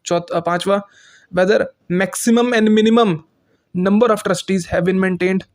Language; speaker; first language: English; non-native, local second language; Hindi